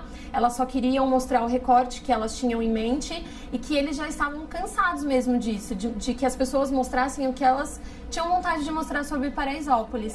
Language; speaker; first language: Portuguese; native; Portuguese